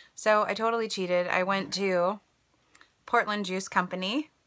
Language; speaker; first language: English; native; English